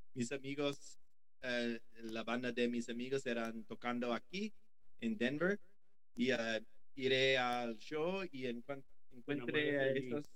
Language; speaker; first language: Spanish; non-native, learner; English